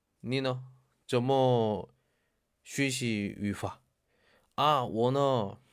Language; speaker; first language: Chinese; non-native, learner; Korean